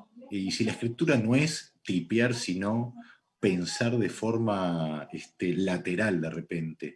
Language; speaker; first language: Spanish; native; Spanish